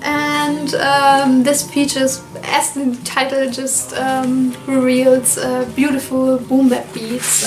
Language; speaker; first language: English; non-native, fluent; German